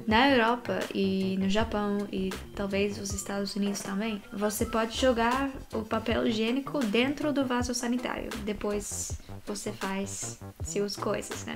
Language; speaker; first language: Portuguese; non-native, fluent; Japanese